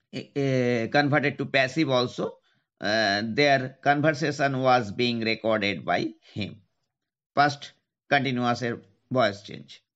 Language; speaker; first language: English; non-native, local second language; Bangla